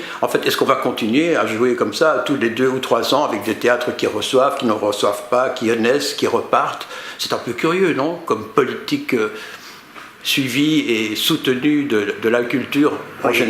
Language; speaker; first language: French; native; French